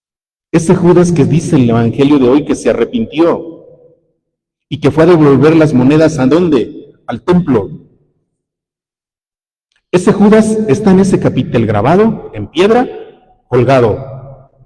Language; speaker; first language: Spanish; native; Spanish